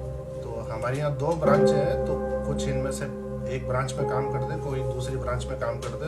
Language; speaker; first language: Hindi; native; Hindi